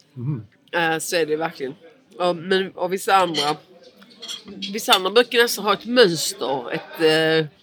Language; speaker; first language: Swedish; early bilingual, other home language; Portuguese